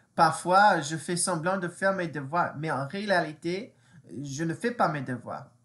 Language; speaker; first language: French; non-native, fluent; English